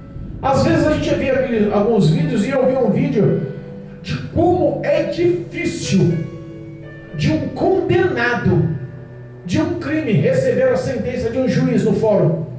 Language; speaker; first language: Portuguese; native; Portuguese